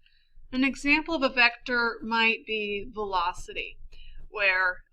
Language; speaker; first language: English; native; English